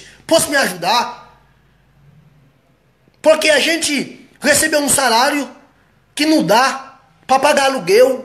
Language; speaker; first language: Portuguese; non-native, fluent; Haitian Creole